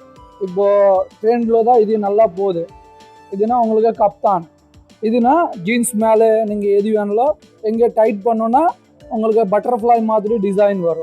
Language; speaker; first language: Tamil; native; Tamil